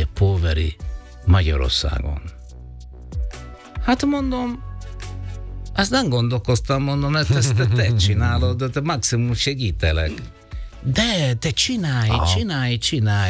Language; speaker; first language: Hungarian; non-native, fluent; Italian